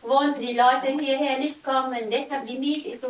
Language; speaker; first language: German; non-native, learner; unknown